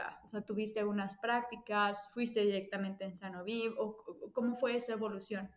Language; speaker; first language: Spanish; native; Spanish